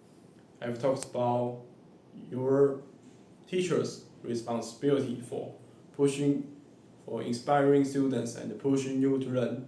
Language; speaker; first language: English; non-native, learner; Chinese